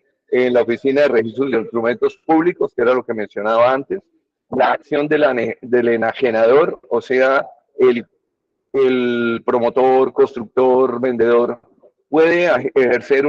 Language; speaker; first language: Spanish; native; Spanish